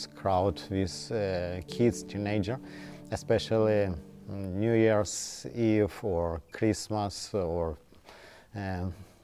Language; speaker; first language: English; non-native, learner; Ukrainian